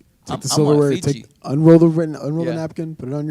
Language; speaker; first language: English; native; English